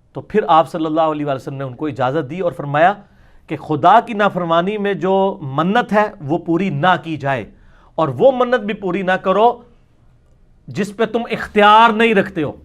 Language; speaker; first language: Urdu; non-native, local second language; Punjabi